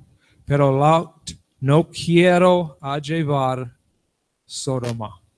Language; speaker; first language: Spanish; non-native, learner; English